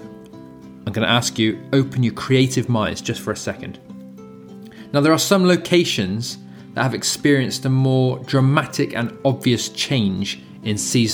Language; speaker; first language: English; native; English